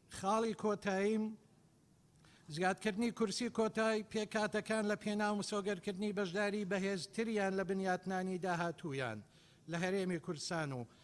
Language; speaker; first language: Central Kurdish; non-native, local second language; Assyrian Neo-Aramaic